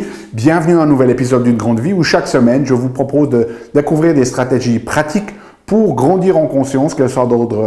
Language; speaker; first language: French; native; French